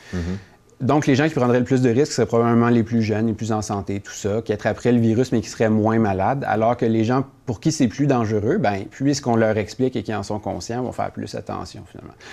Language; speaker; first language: French; native; French